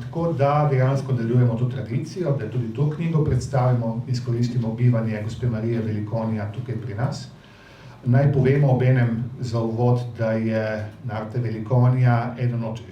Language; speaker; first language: Slovenian; native; Slovenian